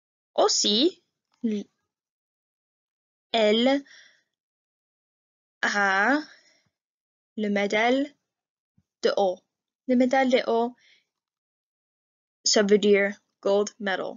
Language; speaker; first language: French; non-native, learner; English